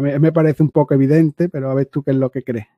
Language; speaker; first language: Spanish; native; Spanish